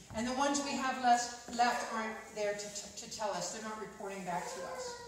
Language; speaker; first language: English; native; English